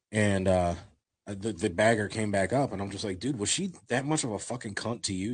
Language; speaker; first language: English; native; English